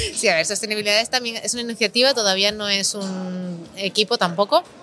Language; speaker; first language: Spanish; native; Spanish